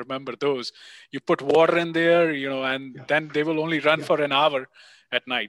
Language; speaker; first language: English; non-native, local second language; Punjabi